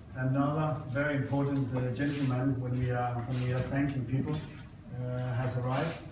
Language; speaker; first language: English; non-native, fluent; Danish